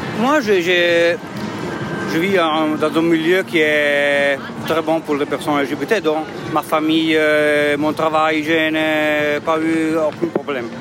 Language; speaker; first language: French; non-native, learner; Italian